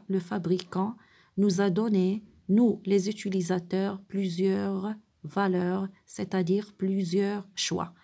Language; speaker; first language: French; non-native, local second language; Arabic